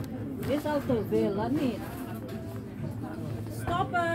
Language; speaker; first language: Dutch; non-native, learner; Indonesian